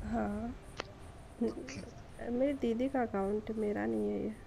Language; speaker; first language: Hindi; native; Hindi